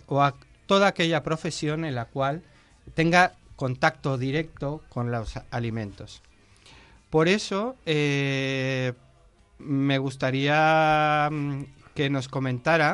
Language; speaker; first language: Spanish; native; Spanish